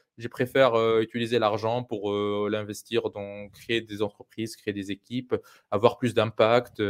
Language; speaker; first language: French; non-native, local second language; Arabic